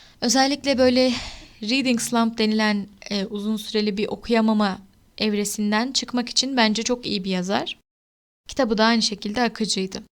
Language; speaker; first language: Turkish; native; Turkish